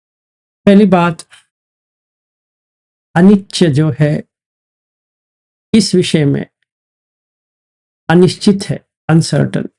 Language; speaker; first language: Hindi; native; Hindi